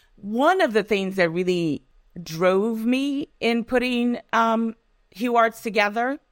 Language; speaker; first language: English; non-native, local second language; Yoruba